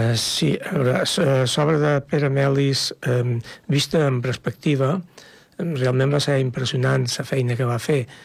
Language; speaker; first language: Catalan; native; Catalan